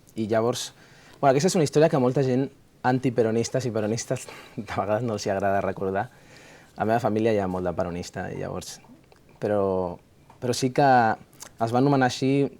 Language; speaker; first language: Catalan; early bilingual, other home language; Spanish